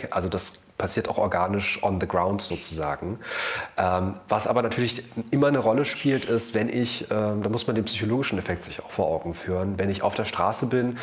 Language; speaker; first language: German; native; German